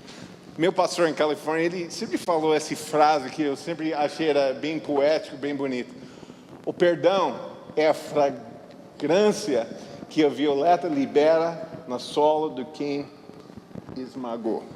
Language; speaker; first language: Portuguese; non-native, fluent; English